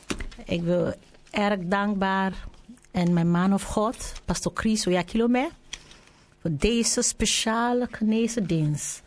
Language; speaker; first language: Dutch; non-native, learner; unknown